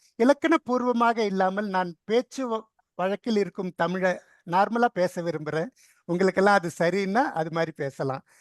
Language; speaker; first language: Tamil; non-native, local second language; Telugu